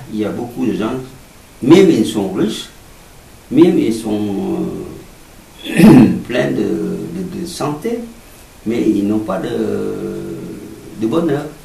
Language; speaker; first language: French; non-native, learner; Vietnamese